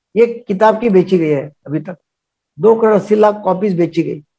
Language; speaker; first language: Hindi; non-native, local second language; Marathi